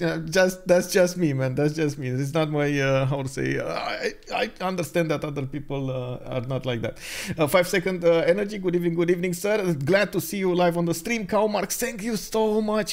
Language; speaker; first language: English; non-native, fluent; Romanian